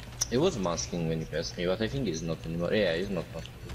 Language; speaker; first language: English; non-native, fluent; Italian